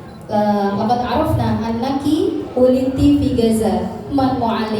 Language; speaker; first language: Arabic; non-native, learner; Indonesian